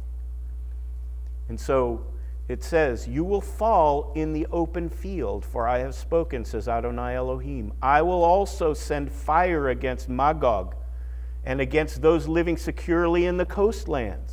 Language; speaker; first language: English; native; English